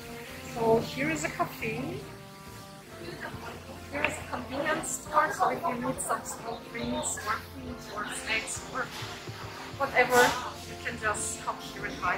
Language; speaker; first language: English; non-native, fluent; German